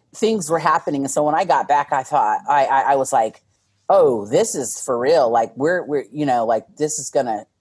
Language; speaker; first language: English; native; English